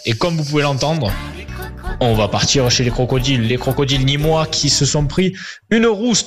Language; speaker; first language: French; native; French